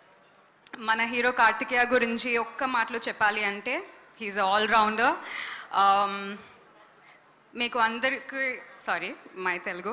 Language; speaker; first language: Telugu; non-native, fluent; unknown